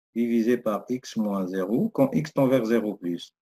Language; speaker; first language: French; non-native, local second language; Arabic